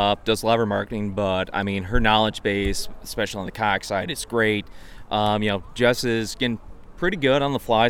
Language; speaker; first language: English; native; English